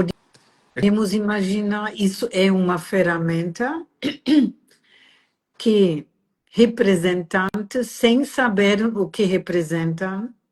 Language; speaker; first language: Portuguese; non-native, fluent; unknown